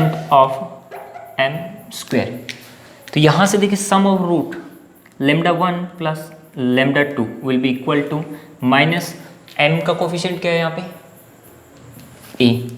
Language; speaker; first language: Hindi; native; Hindi